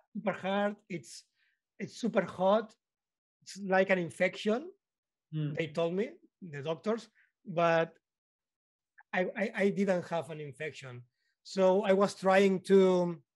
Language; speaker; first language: English; non-native, learner; Spanish